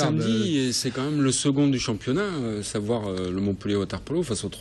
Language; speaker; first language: French; native; French